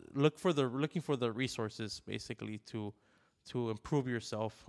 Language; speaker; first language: English; early bilingual, other home language; Spanish